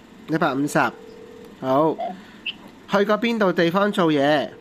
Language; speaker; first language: Cantonese; native; Cantonese